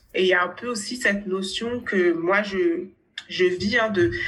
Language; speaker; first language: French; native; French